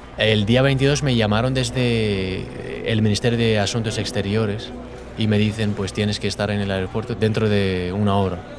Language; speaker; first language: Spanish; non-native, fluent; Persian